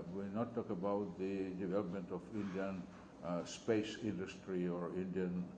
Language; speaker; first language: English; non-native, learner; Russian